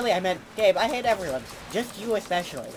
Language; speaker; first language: English; native; English